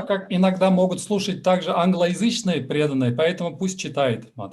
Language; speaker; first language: Russian; native; Russian